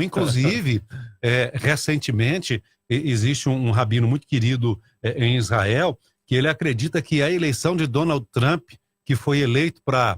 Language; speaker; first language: Portuguese; native; Portuguese